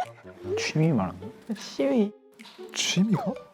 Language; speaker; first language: Korean; native; Korean